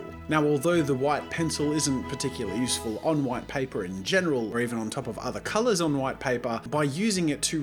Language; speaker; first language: English; native; English